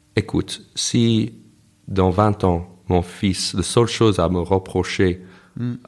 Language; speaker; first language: French; non-native, fluent; English